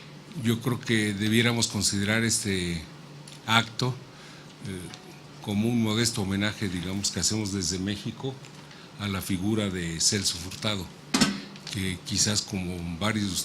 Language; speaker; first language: Spanish; native; Spanish